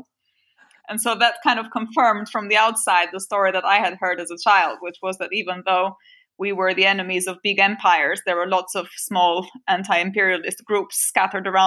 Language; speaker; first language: English; non-native, fluent; French